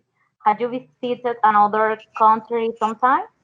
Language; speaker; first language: English; non-native, learner; Spanish